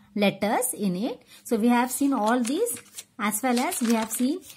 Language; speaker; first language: English; non-native, local second language; Tamil